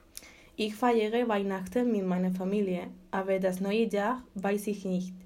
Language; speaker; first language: German; non-native, learner; Spanish